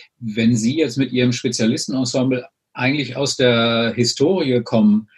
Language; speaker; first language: German; native; German